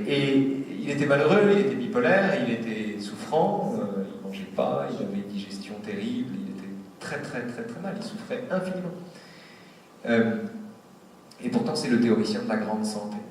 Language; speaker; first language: French; native; French